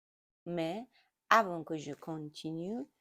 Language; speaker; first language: French; non-native, learner; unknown